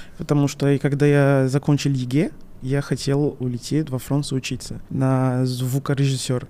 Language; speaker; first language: Russian; non-native, fluent; French